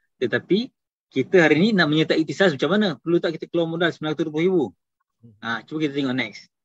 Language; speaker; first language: Malay; native; Malay